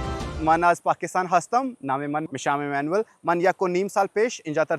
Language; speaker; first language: Persian; non-native, learner; Urdu